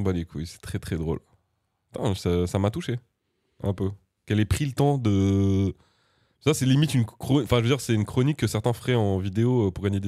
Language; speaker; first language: French; native; French